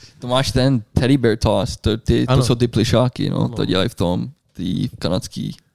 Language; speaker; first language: Czech; early bilingual, heritage; Czech